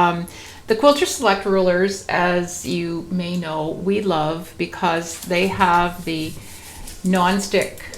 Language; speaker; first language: English; native; English